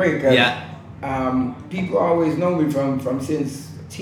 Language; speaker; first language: English; non-native, local second language; Jamaican Creole English